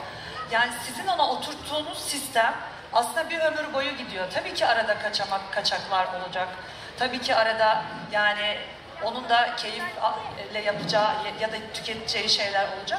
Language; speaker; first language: Turkish; native; Turkish